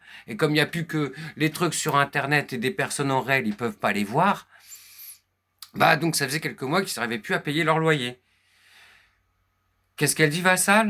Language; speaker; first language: French; native; French